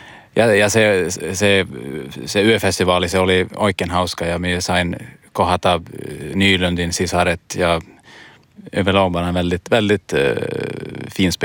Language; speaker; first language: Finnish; non-native, learner; Swedish